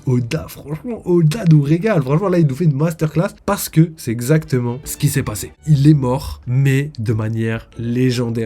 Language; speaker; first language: French; native; French